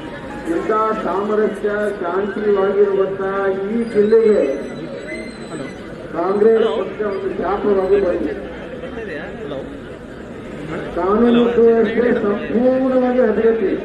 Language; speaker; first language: Kannada; native; Kannada